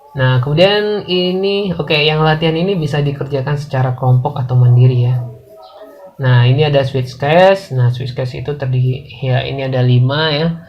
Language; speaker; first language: Indonesian; native; Indonesian